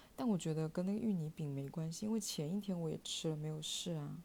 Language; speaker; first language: Chinese; native; Chinese